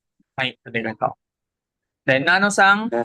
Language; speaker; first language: Japanese; non-native, fluent; Filipino